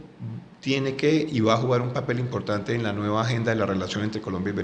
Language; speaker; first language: Spanish; native; Spanish